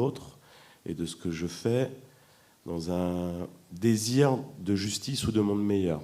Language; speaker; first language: French; native; French